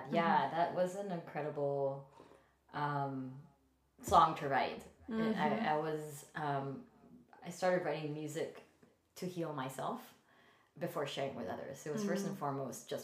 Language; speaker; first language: English; non-native, local second language; Filipino